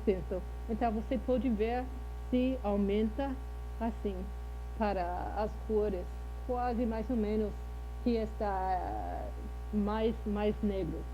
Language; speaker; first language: Portuguese; non-native, fluent; English